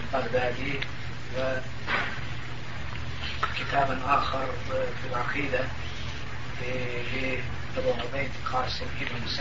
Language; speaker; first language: Arabic; non-native, fluent; Turkish